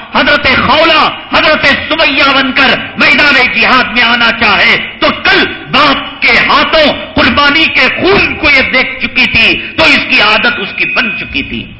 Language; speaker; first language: Urdu; native; Urdu